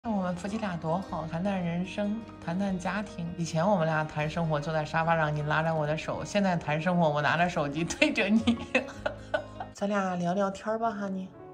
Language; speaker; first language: Chinese; native; Chinese